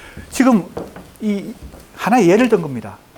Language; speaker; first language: Korean; native; Korean